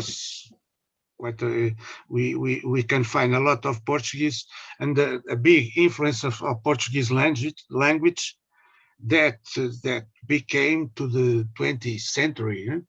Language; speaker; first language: English; non-native, learner; Portuguese